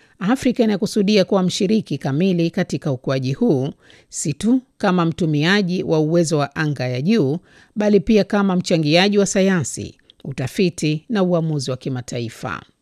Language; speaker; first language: Swahili; native; Swahili